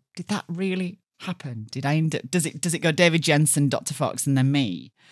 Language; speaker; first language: English; native; English